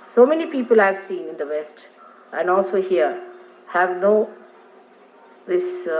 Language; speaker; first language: English; non-native, local second language; Marathi